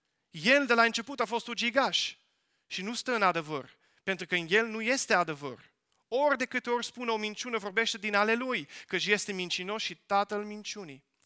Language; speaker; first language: Romanian; non-native, fluent; Dutch